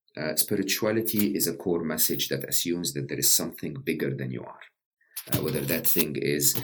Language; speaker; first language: English; non-native, fluent; Arabic